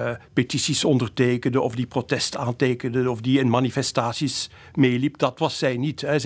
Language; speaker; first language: Dutch; native; Dutch